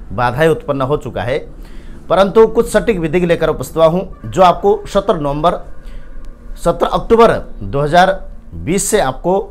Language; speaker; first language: Hindi; native; Hindi